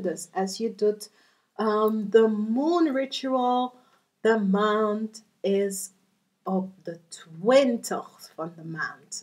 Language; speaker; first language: Dutch; non-native, learner; English